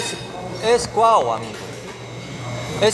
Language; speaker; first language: Portuguese; non-native, learner; Korean